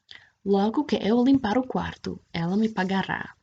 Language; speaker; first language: Portuguese; non-native, fluent; English